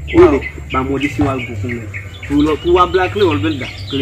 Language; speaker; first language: Spanish; non-native, learner; Haitian Creole